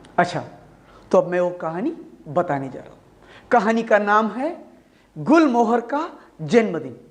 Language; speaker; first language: Hindi; non-native, local second language; Malayalam